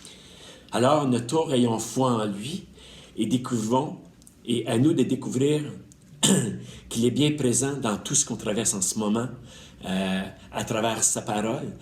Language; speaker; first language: French; native; French